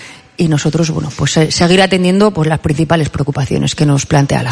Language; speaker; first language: Spanish; native; Spanish